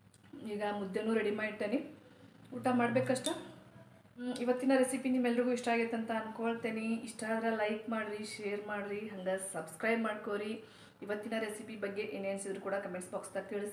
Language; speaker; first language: Kannada; native; Kannada